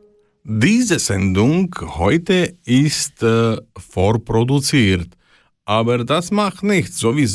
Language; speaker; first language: German; non-native, learner; Slovak